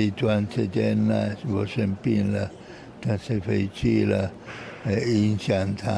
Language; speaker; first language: Chinese; non-native, fluent; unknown